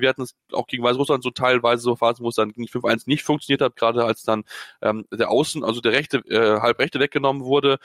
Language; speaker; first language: German; native; German